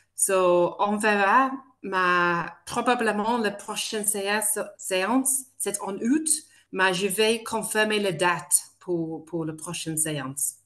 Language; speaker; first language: French; non-native, fluent; English